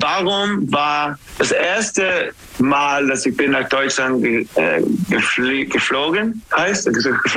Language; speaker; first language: German; non-native, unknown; English